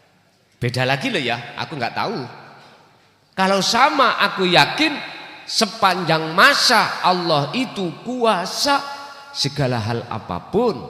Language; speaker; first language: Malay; non-native, local second language; Javanese